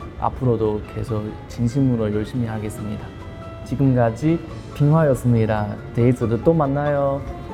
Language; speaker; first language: Korean; non-native, learner; Chinese